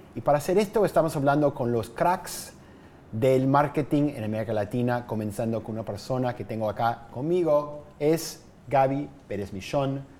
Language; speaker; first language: Spanish; non-native, fluent; English